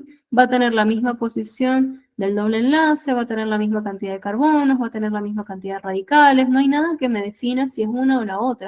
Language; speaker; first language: Spanish; native; Spanish